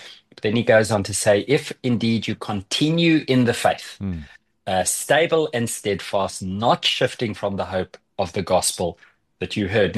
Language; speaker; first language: English; native; English